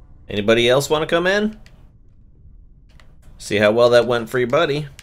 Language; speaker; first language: English; native; English